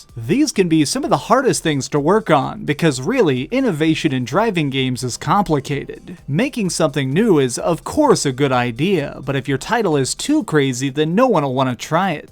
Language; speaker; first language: English; native; English